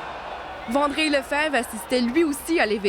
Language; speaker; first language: French; native; French